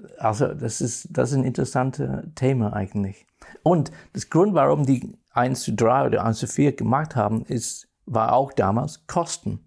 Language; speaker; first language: German; non-native, fluent; English